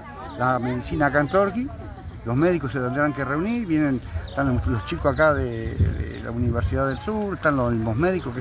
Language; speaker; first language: Spanish; native; Spanish